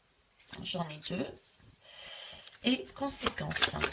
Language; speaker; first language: French; native; French